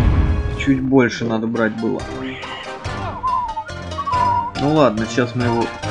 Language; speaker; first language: Russian; native; Russian